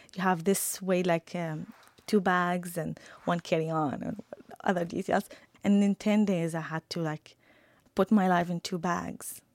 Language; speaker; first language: English; non-native, fluent; Arabic